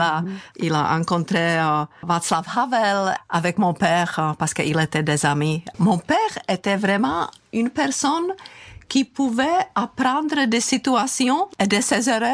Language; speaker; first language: French; non-native, fluent; Czech